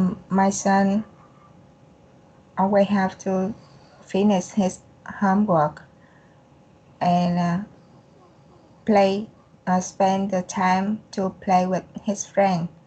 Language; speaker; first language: English; non-native, learner; Vietnamese